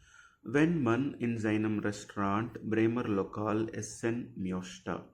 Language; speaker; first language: German; non-native, fluent; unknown